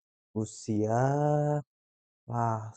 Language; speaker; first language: Indonesian; early bilingual, heritage; English